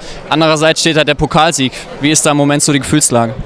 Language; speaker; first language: German; native; German